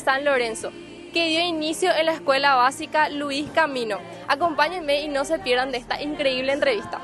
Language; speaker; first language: Spanish; native; Spanish